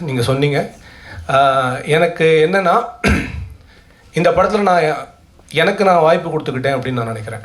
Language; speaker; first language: Tamil; native; Tamil